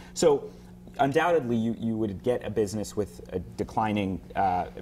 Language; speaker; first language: English; native; English